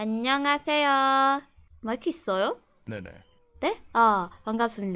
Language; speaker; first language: Korean; non-native, learner; French